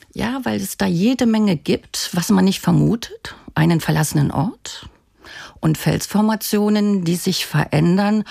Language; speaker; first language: German; native; German